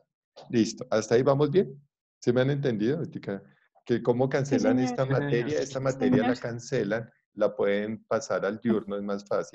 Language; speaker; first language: Spanish; native; Spanish